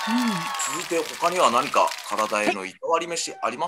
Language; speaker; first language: Japanese; native; Japanese